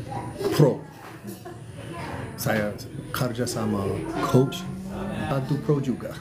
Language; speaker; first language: Indonesian; non-native, learner; English